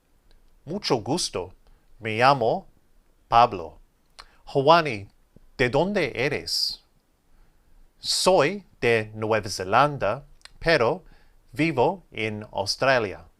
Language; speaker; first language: Spanish; non-native, fluent; English